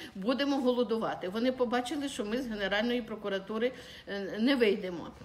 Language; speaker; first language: Ukrainian; native; Ukrainian